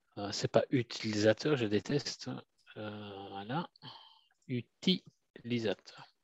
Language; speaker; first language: French; native; French